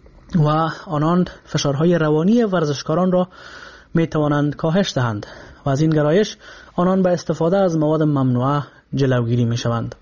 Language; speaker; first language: Persian; native; Persian